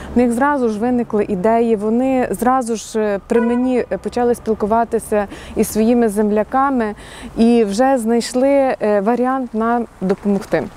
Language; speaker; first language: Ukrainian; native; Ukrainian